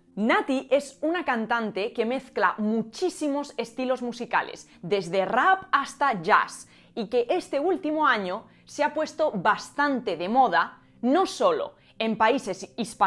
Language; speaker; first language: Spanish; native; Spanish